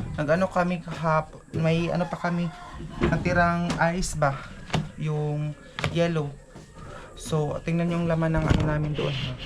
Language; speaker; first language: Filipino; non-native, local second language; Cebuano